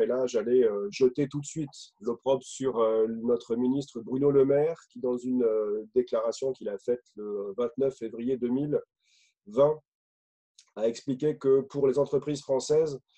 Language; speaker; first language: French; native; French